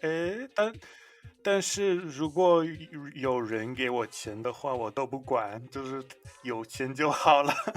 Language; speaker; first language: Chinese; non-native, fluent; English